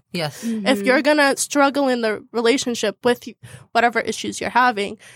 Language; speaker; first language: English; early bilingual, heritage; Arabic